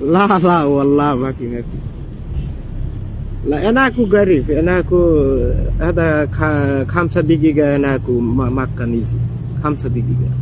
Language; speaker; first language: Arabic; non-native, learner; Bangla